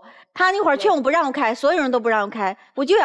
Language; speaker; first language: Chinese; native; Chinese